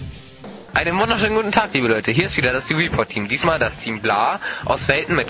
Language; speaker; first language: German; native; German